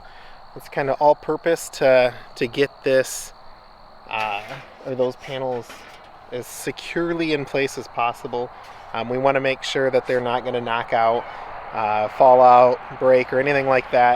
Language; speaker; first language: English; native; English